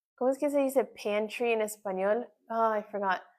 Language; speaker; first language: Spanish; non-native, fluent; English